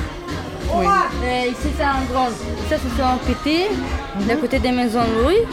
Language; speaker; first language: French; non-native, learner; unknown